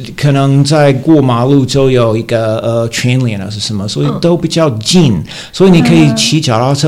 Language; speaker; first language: Chinese; non-native, learner; English